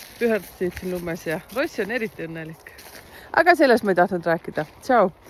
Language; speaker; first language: Estonian; native; Estonian